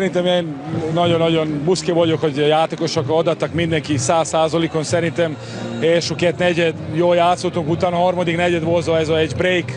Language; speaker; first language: Hungarian; non-native, learner; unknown